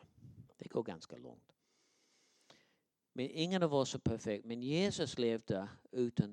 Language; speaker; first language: Swedish; non-native, fluent; English